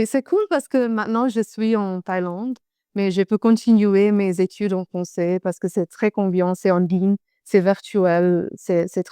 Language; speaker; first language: French; non-native, fluent; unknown